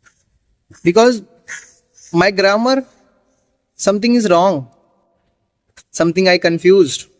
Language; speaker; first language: English; non-native, learner; Hindi